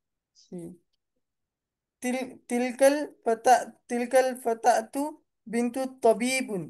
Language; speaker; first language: Arabic; non-native, learner; Urdu